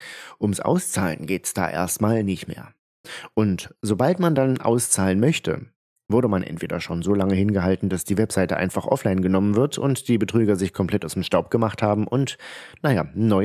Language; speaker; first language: German; native; German